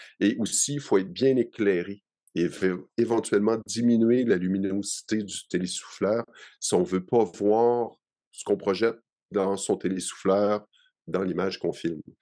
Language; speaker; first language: French; native; French